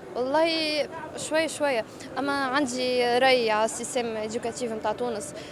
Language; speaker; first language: Arabic; native; Arabic